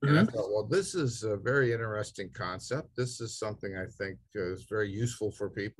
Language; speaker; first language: English; native; English